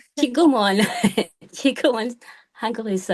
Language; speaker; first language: Korean; non-native, learner; Filipino